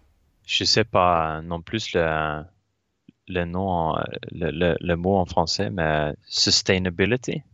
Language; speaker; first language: French; non-native, learner; Swedish